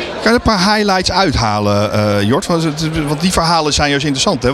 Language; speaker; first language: Dutch; native; Dutch